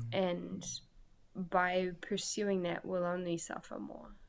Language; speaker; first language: English; native; English